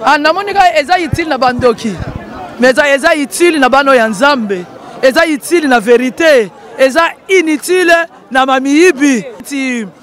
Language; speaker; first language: Lingala; non-native, local second language; Luba-Lulua